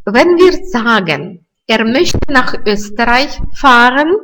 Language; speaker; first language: German; non-native, fluent; Russian